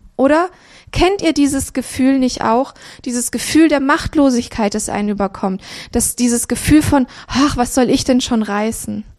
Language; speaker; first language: German; early bilingual, other home language; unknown